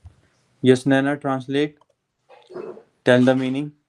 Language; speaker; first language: English; non-native, local second language; Hindi